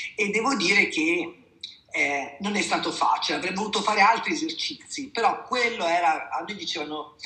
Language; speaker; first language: Italian; native; Italian